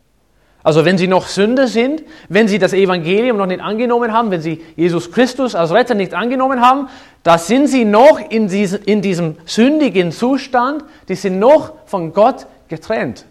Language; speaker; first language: German; non-native, fluent; English